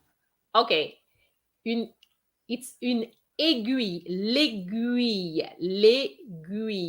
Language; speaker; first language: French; non-native, fluent; English